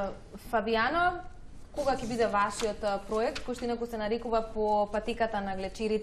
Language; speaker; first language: Macedonian; native; Macedonian